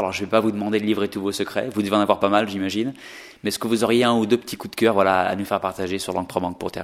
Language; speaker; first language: French; native; French